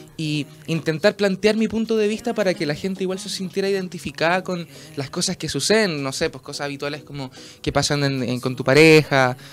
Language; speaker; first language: Spanish; native; Spanish